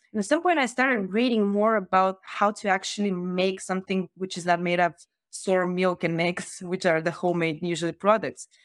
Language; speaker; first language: English; non-native, fluent; Bulgarian